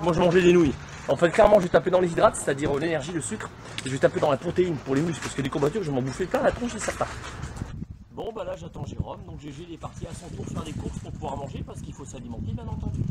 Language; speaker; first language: French; native; French